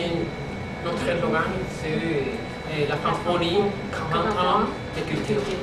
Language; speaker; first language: French; non-native, learner; Spanish